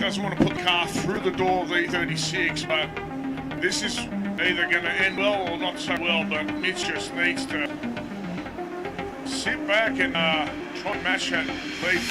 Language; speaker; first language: English; native; English